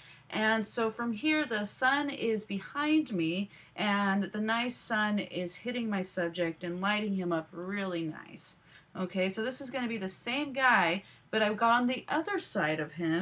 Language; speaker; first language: English; native; English